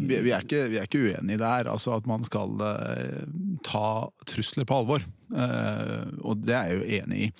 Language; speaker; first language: Norwegian; early bilingual, other home language; Persian